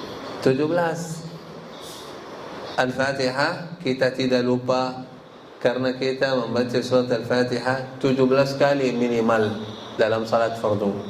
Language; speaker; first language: Indonesian; non-native, learner; Arabic